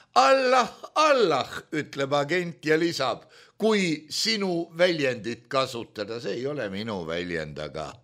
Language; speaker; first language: Estonian; native; Estonian